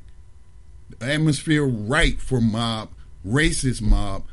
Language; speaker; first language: English; native; English